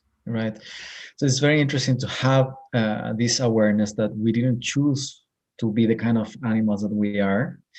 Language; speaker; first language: English; non-native, fluent; Spanish